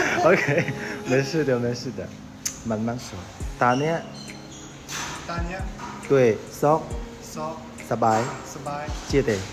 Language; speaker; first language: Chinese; non-native, learner; Khmer